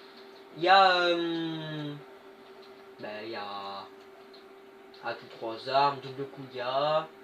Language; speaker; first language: French; native; French